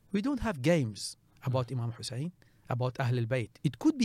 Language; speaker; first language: English; non-native, learner; Arabic